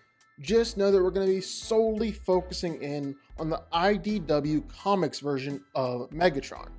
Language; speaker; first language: English; native; English